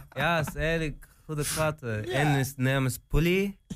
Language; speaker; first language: Dutch; non-native, learner; Persian